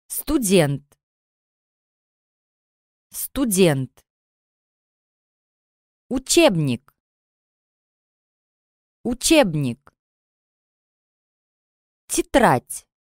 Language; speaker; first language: Russian; non-native, learner; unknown